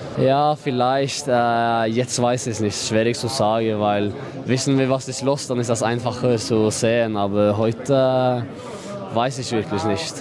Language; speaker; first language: German; non-native, fluent; Norwegian